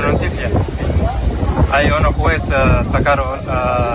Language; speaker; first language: Spanish; non-native, learner; Arabic